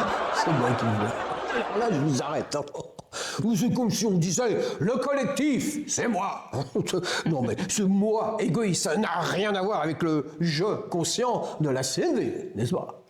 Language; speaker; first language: French; native; French